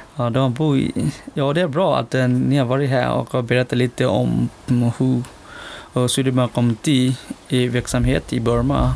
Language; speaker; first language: Swedish; non-native, learner; S'gaw Karen